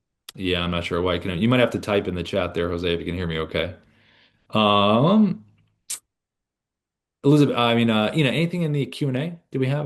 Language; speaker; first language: English; native; English